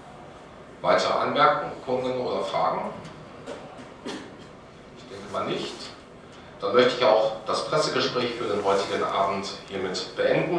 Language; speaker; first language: German; native; German